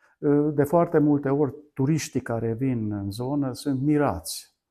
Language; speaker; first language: Romanian; non-native, local second language; Hungarian